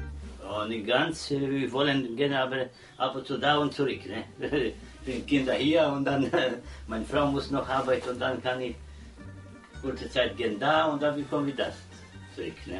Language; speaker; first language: German; non-native, learner; Croatian